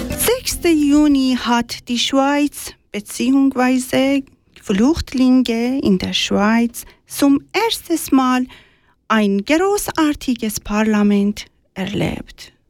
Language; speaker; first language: German; non-native, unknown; Persian